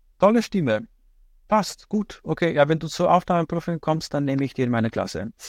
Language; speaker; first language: German; non-native, fluent; Slovenian